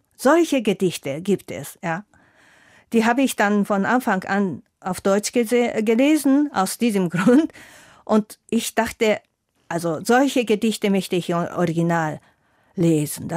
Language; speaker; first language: German; non-native, fluent; Japanese